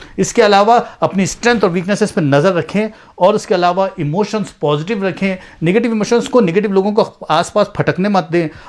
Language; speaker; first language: Urdu; native; Urdu